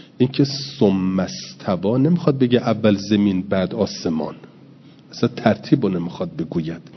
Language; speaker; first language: Persian; native; Persian